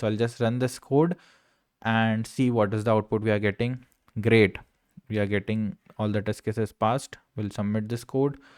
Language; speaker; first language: English; non-native, local second language; Hindi